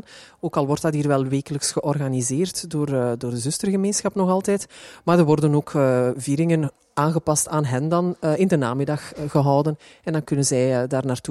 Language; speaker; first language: Dutch; native; Dutch